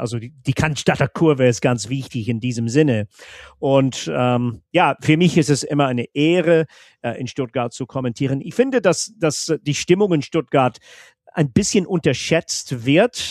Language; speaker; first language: German; non-native, fluent; English